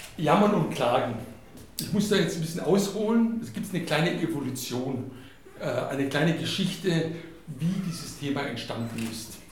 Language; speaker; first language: German; non-native, fluent; Hungarian